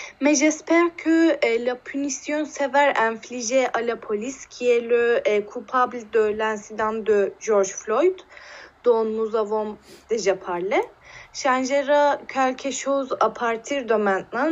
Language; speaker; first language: French; non-native, learner; Turkish